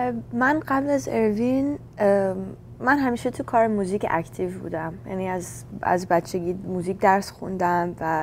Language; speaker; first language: Persian; early bilingual, heritage; Persian